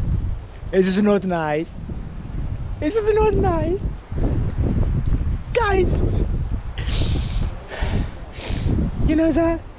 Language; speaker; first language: English; non-native, learner; Amharic